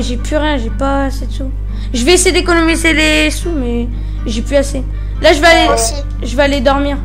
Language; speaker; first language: French; native; French